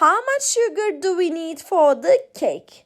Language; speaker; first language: English; non-native, fluent; Turkish